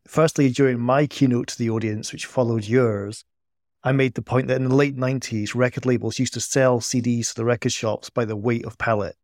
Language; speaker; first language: English; native; English